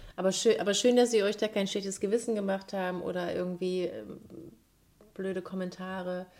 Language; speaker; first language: German; native; German